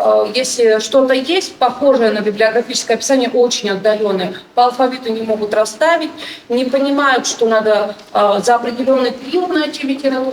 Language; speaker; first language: Russian; native; Russian